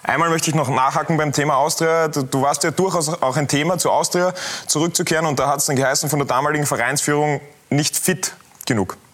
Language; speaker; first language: German; native; German